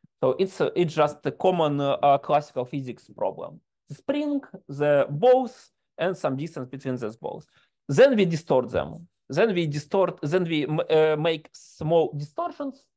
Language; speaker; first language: English; non-native, fluent; Ukrainian